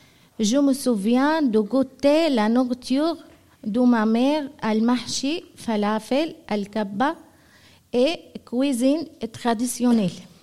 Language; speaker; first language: French; non-native, learner; Arabic